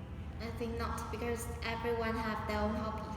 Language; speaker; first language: English; non-native, learner; Vietnamese